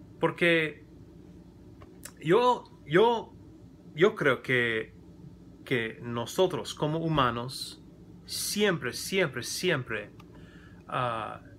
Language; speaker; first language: Spanish; non-native, learner; English